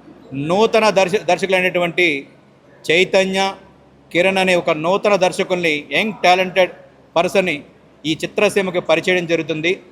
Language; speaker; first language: Telugu; native; Telugu